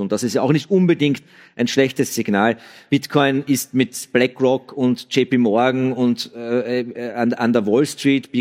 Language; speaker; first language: German; native; German